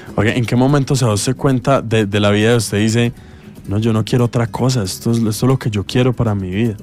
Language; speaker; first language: Spanish; native; Spanish